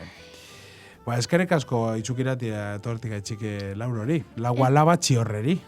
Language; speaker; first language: Basque; native; Basque